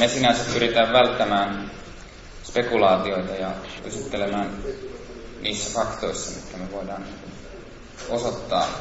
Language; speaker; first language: Finnish; native; Finnish